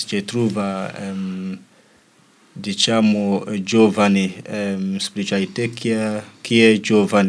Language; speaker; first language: Italian; non-native, learner; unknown